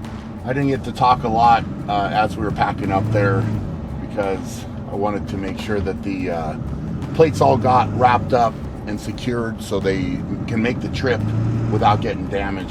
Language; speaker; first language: English; native; English